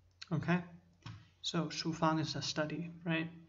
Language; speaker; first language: English; native; English